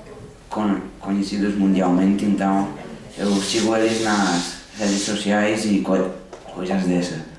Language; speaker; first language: Portuguese; early bilingual, heritage; Portuguese